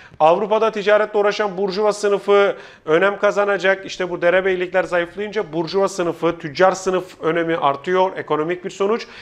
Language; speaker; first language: Turkish; native; Turkish